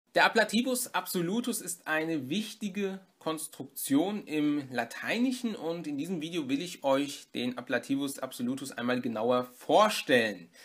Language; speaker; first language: German; native; German